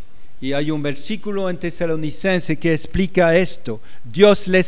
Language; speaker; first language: Spanish; non-native, fluent; French